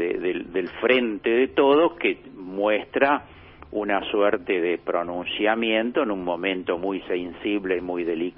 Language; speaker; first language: Spanish; native; Spanish